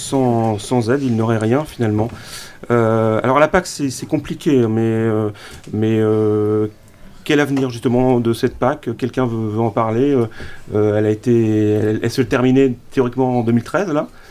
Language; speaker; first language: French; native; French